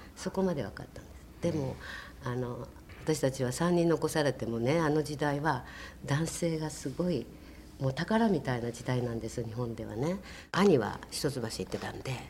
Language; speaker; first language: Japanese; native; Japanese